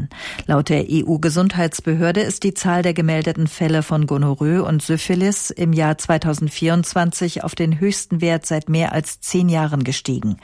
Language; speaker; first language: German; native; German